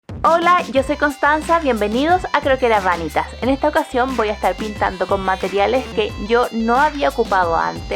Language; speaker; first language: Spanish; native; Spanish